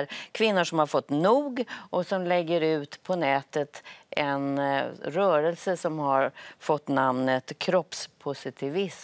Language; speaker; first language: Swedish; native; Swedish